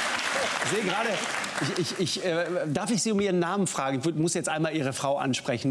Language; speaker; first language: German; native; German